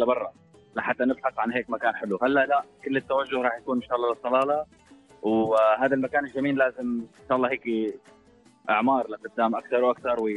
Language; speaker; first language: Arabic; native; Arabic